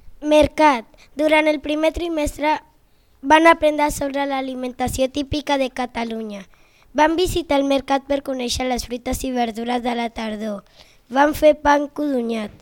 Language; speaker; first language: Catalan; non-native, learner; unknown